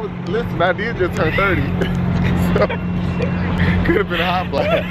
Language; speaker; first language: English; native; English